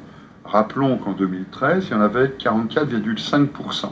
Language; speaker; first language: French; native; French